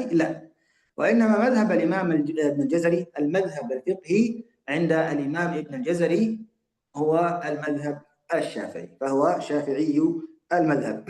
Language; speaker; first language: Arabic; native; Arabic